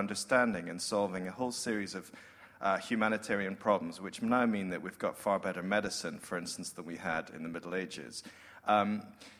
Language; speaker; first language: English; native; English